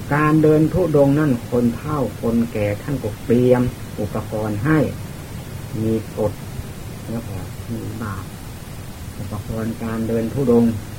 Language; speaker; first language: Thai; non-native, local second language; Lao